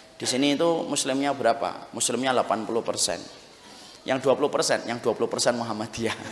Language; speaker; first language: Indonesian; native; Indonesian